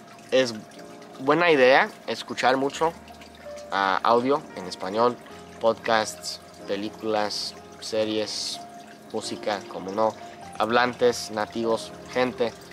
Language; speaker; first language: Spanish; non-native, fluent; English